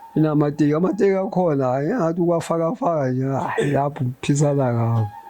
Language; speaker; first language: Zulu; native; Zulu